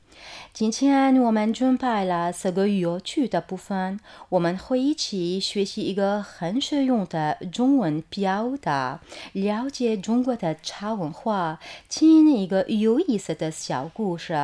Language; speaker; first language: Chinese; non-native, fluent; Arabic